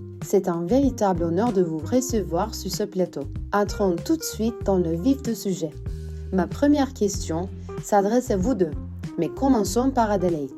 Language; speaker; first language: French; non-native, learner; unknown